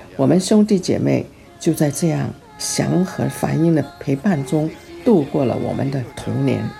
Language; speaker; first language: Chinese; early bilingual, heritage; Chinese